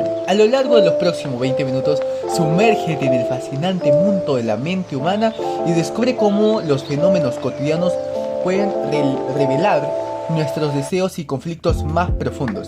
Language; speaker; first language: Spanish; native; Spanish